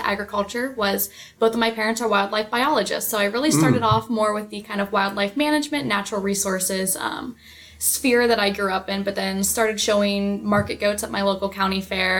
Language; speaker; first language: English; native; English